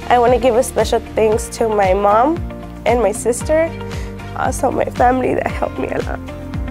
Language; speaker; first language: English; early bilingual, other home language; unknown